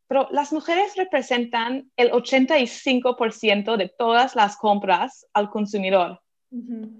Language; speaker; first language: Spanish; non-native, fluent; English